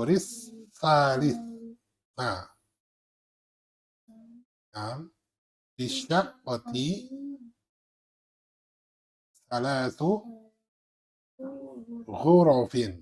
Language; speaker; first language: Arabic; non-native, fluent; Indonesian